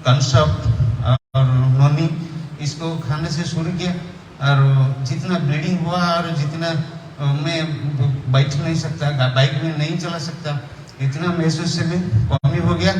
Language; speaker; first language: Hindi; non-native, local second language; Odia